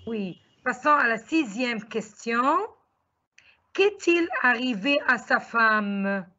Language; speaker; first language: French; non-native, fluent; Arabic